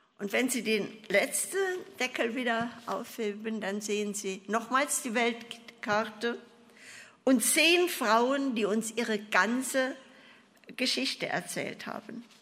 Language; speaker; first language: German; native; German